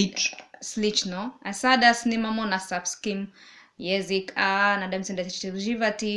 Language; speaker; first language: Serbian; non-native, learner; English